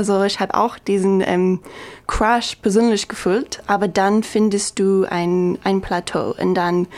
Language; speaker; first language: German; non-native, fluent; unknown